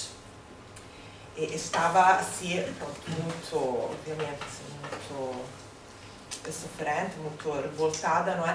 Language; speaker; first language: Portuguese; non-native, fluent; Italian